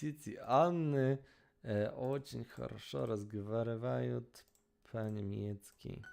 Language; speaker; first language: Russian; non-native, learner; Polish